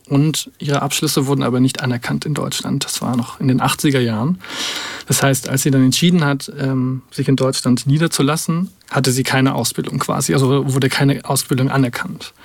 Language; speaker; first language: German; native; German